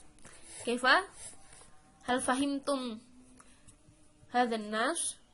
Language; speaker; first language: Arabic; non-native, fluent; Indonesian